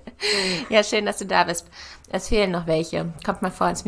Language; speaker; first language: German; native; German